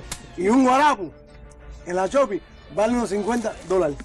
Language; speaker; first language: Spanish; native; Spanish